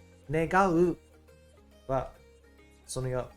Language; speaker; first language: Japanese; non-native, learner; English